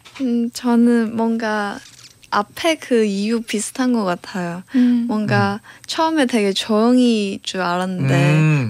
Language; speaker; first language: Korean; non-native, fluent; Cantonese